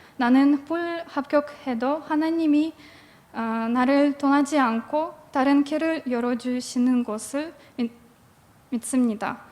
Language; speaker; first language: Korean; non-native, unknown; Russian